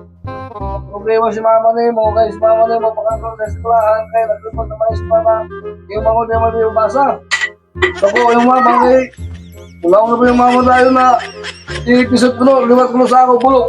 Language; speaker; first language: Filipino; non-native, local second language; Cebuano